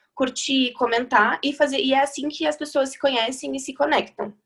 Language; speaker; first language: Portuguese; native; Portuguese